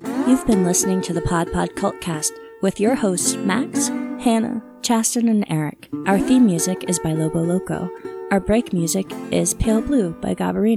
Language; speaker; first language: English; native; English